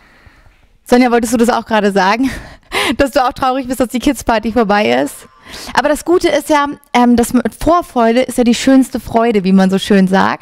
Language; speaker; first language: German; native; German